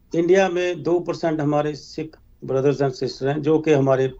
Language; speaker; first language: Hindi; native; Hindi